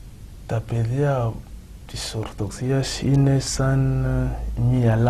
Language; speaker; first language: Greek; non-native, fluent; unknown